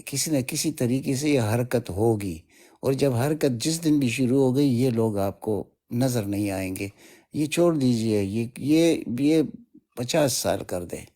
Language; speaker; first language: Urdu; non-native, local second language; Pashto